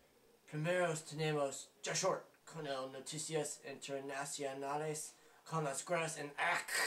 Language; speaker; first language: Spanish; non-native, learner; English